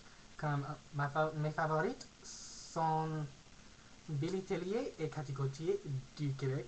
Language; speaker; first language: French; non-native, learner; English